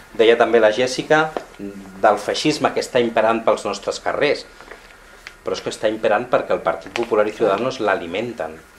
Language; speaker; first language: Catalan; non-native, local second language; Spanish